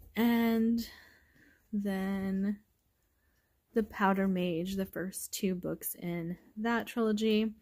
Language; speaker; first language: English; native; English